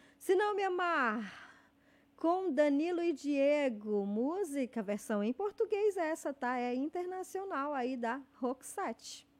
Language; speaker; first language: Portuguese; native; Portuguese